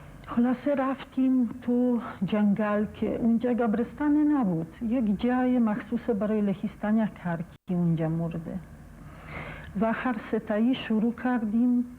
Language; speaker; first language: Persian; non-native, fluent; Polish